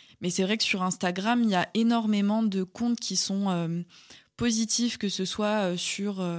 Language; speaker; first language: French; native; French